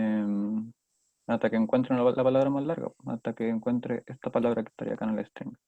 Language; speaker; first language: Spanish; native; Spanish